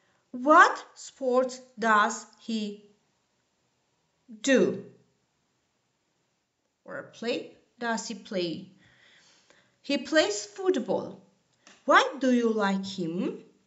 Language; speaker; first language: English; non-native, fluent; Armenian